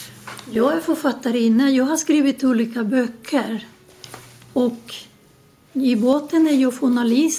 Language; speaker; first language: Swedish; non-native, learner; Spanish